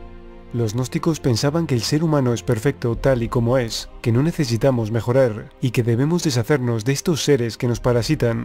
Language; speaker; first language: Spanish; native; Spanish